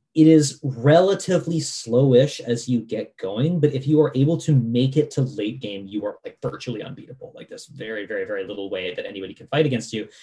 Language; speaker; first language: English; native; English